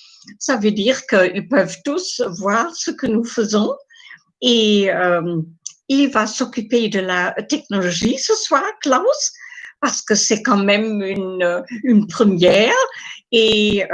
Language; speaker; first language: French; non-native, fluent; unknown